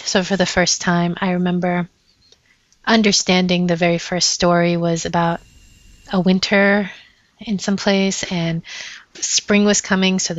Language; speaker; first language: English; early bilingual, other home language; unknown